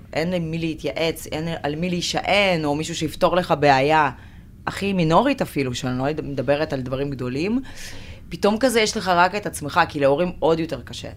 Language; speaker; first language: Hebrew; non-native, fluent; Russian